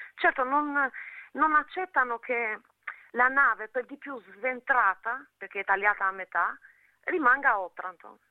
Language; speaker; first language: Italian; non-native, fluent; Albanian